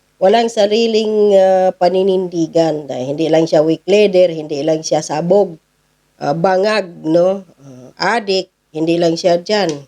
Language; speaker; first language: Filipino; non-native, local second language; Cebuano